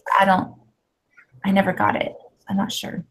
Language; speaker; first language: English; native; English